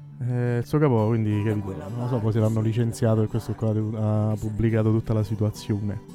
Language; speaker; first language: Italian; native; Italian